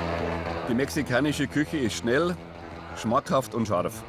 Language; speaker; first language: German; native; German